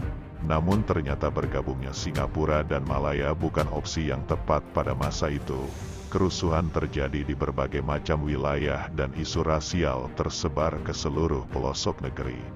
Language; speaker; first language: Indonesian; native; Indonesian